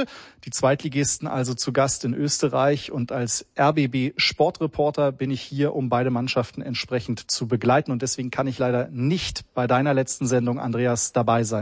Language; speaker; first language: German; native; German